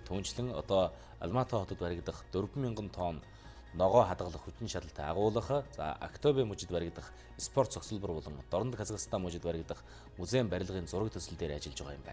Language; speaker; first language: Mongolian; native; Mongolian